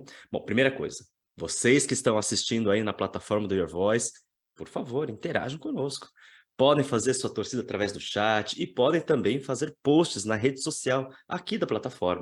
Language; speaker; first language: Portuguese; native; Portuguese